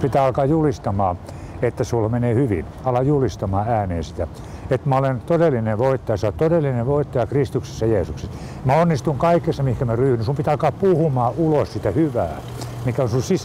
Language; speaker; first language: Finnish; native; Finnish